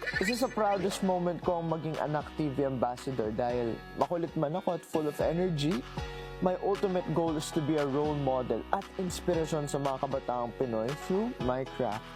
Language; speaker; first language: Filipino; native; Filipino